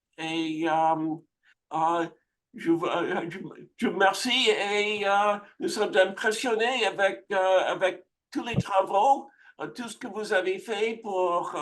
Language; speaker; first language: French; non-native, fluent; English